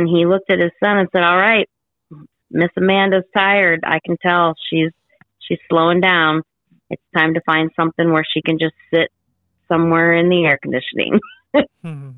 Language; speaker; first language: English; native; English